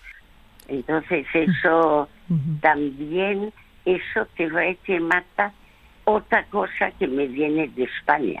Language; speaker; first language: Spanish; early bilingual, other home language; French